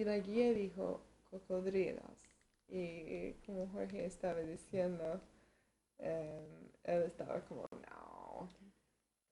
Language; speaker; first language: Spanish; early bilingual, heritage; Spanish